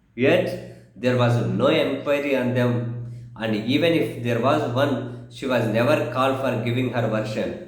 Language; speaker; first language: English; non-native, local second language; Telugu